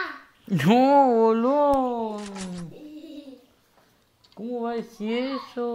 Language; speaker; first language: Spanish; native; Spanish